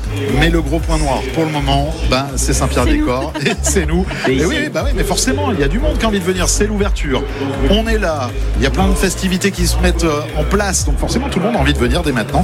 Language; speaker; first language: French; native; French